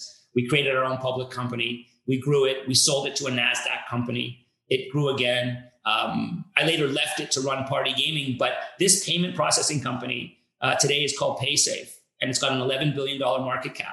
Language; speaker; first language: English; native; English